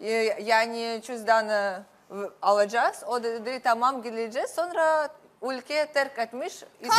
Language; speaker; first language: Turkish; non-native, learner; Russian